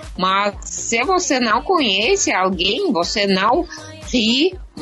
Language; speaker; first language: Portuguese; non-native, learner; Russian